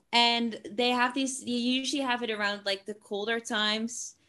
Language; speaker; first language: English; non-native, fluent; Dutch